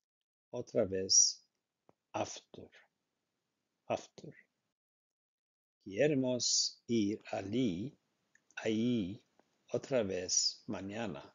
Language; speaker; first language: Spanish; non-native, learner; Icelandic